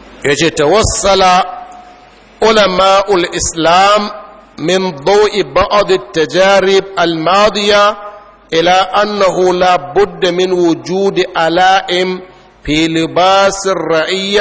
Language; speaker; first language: Arabic; non-native, fluent; Hausa